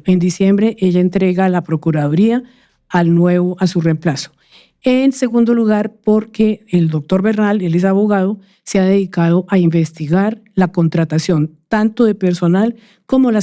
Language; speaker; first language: Spanish; native; Spanish